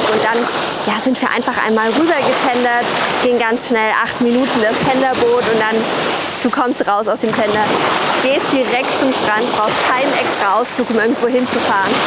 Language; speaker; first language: German; native; German